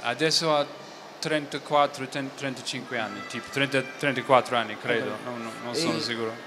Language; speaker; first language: Italian; non-native, fluent; English